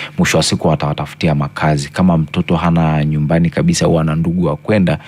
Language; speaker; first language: Swahili; non-native, local second language; Masai